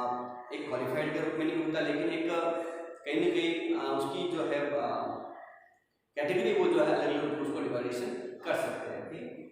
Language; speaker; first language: Hindi; native; Hindi